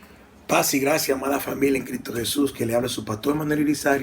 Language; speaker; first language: Spanish; native; Spanish